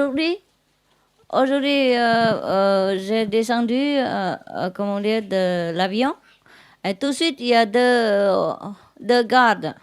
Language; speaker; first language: French; non-native, learner; Vietnamese